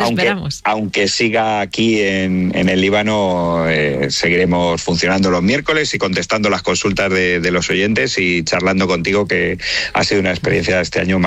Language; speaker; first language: Spanish; native; Spanish